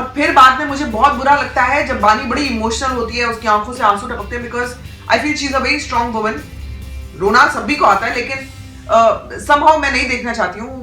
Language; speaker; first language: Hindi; native; Hindi